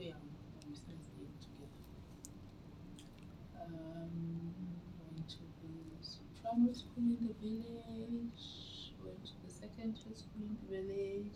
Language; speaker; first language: English; non-native, local second language; Tswana